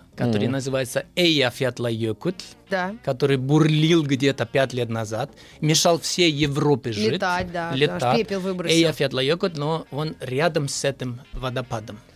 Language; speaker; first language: Russian; non-native, fluent; Icelandic